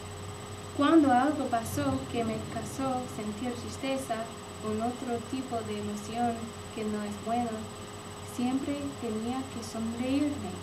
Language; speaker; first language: Spanish; non-native, learner; English